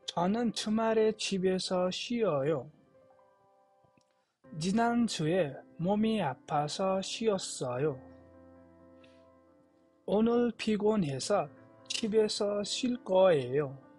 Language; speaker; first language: Korean; non-native, fluent; Nepali